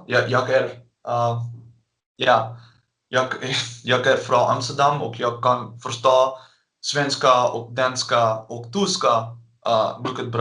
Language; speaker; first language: Swedish; non-native, learner; Dutch